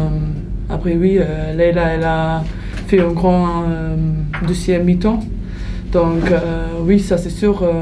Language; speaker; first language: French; non-native, learner; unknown